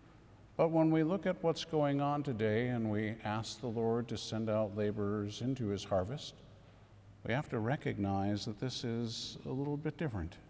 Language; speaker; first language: English; native; English